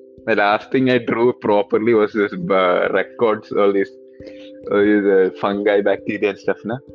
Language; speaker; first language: English; early bilingual, other home language; Malayalam